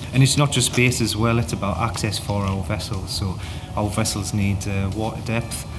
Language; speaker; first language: English; native; English